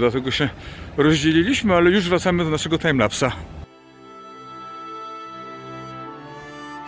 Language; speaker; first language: Polish; native; Polish